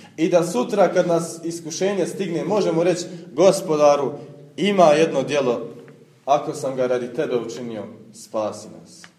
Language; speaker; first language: Bosnian; native; Bosnian